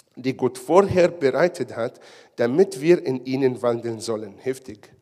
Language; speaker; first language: German; non-native, fluent; Hebrew